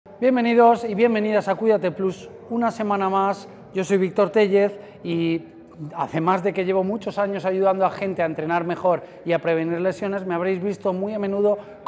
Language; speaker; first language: Spanish; native; Spanish